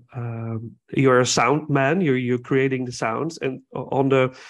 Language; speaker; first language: English; non-native, fluent; Dutch